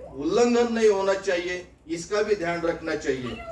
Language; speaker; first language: Hindi; non-native, local second language; Marathi